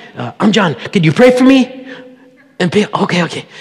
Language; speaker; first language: English; early bilingual, other home language; Spanish